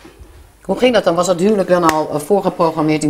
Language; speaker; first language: Dutch; native; Dutch